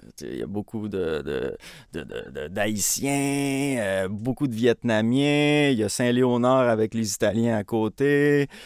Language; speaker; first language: French; early bilingual, other home language; Spanish